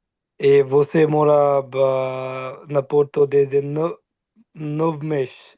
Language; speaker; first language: Portuguese; non-native, learner; Bangla